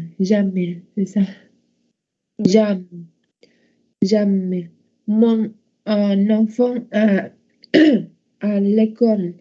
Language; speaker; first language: French; non-native, learner; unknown